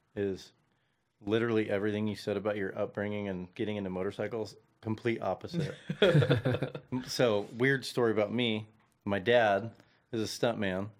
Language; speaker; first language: English; native; English